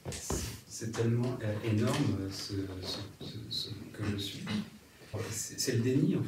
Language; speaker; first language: French; native; French